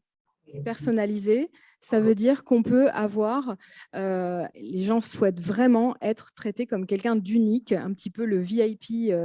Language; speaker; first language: French; native; French